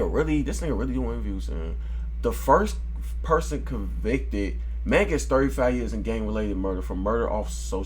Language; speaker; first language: English; native; English